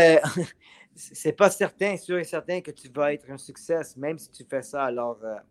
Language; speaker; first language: French; native; French